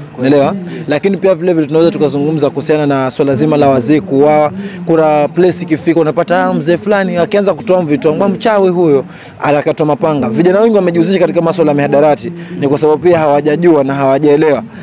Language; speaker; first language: Swahili; native; Swahili